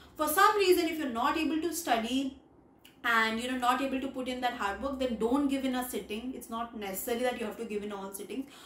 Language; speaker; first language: English; non-native, local second language; Hindi